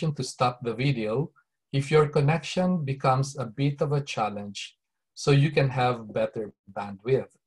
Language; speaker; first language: English; non-native, local second language; Bikol